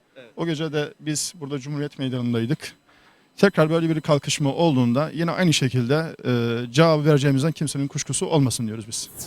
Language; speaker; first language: Turkish; native; Turkish